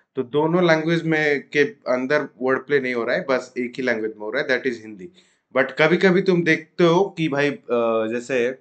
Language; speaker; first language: Hindi; non-native, local second language; Odia